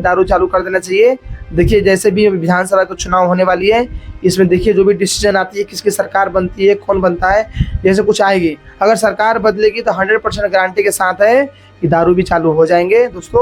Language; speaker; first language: Hindi; native; Hindi